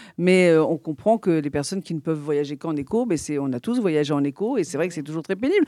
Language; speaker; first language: French; native; French